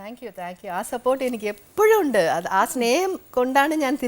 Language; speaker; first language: Malayalam; non-native, fluent; Telugu